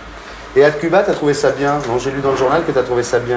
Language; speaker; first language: French; native; French